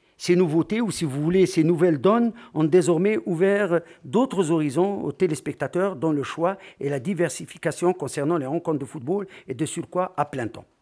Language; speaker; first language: French; non-native, local second language; Arabic